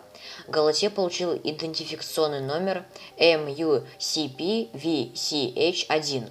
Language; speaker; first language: Russian; native; Russian